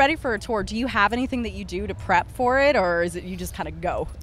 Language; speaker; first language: English; native; English